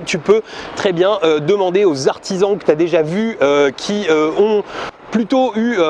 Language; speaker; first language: French; native; French